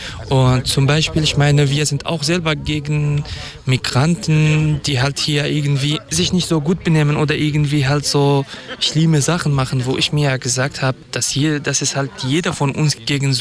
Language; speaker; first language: German; non-native, fluent; Kurdish